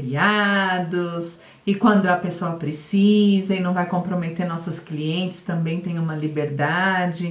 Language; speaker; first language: Portuguese; native; Portuguese